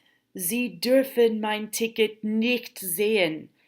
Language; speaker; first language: German; non-native, fluent; English